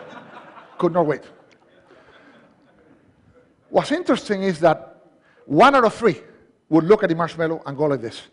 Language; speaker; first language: English; non-native, fluent; Spanish